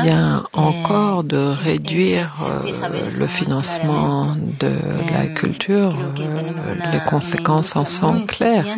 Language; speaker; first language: French; non-native, fluent; Spanish